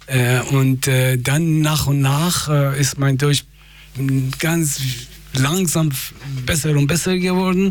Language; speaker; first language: German; non-native, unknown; Persian